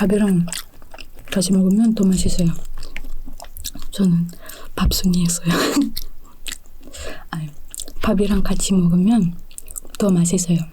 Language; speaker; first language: Korean; non-native, fluent; Indonesian